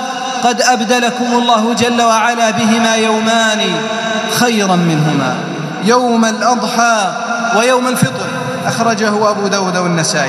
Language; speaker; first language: Arabic; native; Arabic